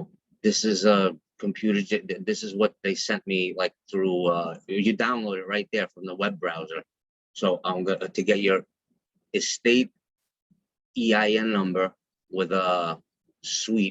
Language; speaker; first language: English; native; English